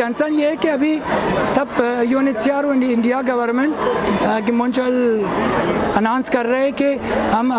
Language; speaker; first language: Hindi; non-native, fluent; Persian